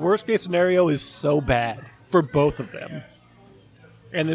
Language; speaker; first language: English; native; English